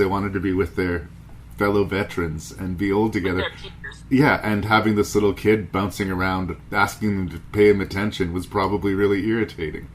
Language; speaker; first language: English; native; English